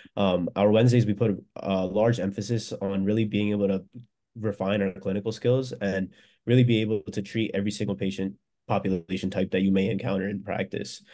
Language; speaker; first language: English; native; English